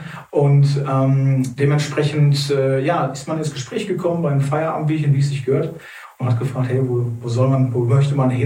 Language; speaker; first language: German; native; German